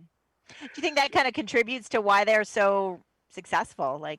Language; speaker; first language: English; native; English